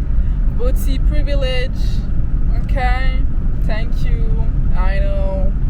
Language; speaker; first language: English; non-native, learner; Haitian Creole